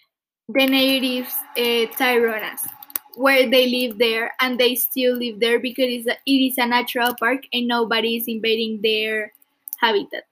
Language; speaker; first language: English; non-native, fluent; Spanish